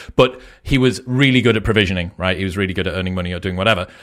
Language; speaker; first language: English; native; English